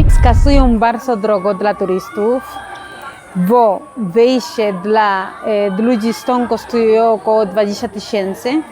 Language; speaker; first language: Polish; non-native, learner; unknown